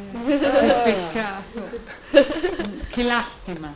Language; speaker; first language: Spanish; non-native, learner; Italian